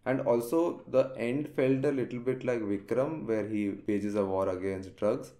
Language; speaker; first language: English; non-native, local second language; Telugu